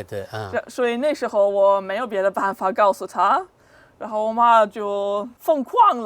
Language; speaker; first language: Chinese; non-native, fluent; German